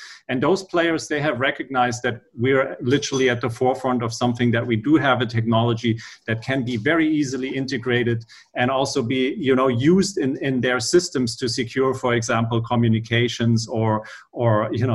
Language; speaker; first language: English; non-native, fluent; German